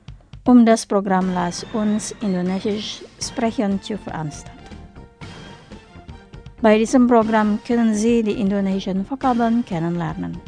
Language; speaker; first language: German; non-native, fluent; Indonesian